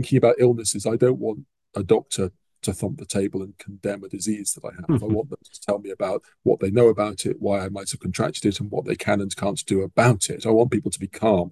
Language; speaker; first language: English; native; English